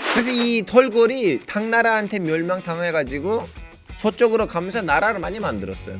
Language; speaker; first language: Korean; non-native, fluent; Turkish